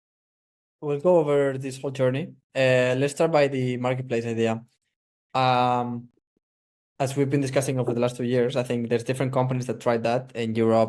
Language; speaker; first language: English; non-native, fluent; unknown